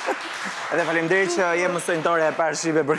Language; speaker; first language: Albanian; native; Albanian